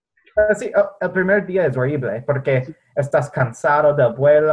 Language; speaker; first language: Spanish; non-native, fluent; English